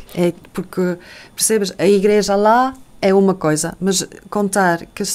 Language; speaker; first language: Portuguese; non-native, fluent; Dutch